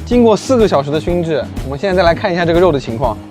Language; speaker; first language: Chinese; native; Chinese